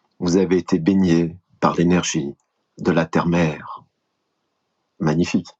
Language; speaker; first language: French; native; French